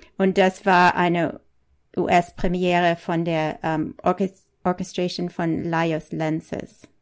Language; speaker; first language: German; non-native, fluent; English